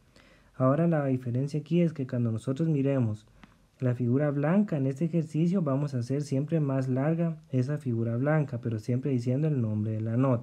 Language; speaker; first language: Spanish; native; Spanish